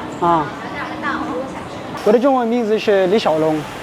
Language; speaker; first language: Chinese; non-native, learner; Amharic